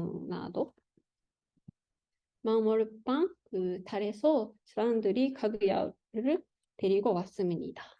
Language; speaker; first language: Korean; non-native, learner; Japanese